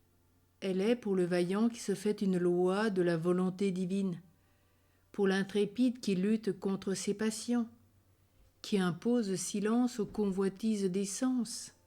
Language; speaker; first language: French; native; French